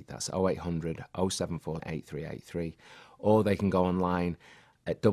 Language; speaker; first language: English; native; English